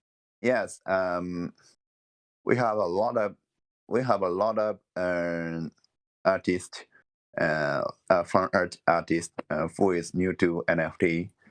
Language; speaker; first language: English; non-native, learner; Japanese